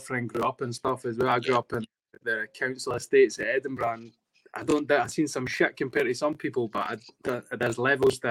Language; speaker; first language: English; native; English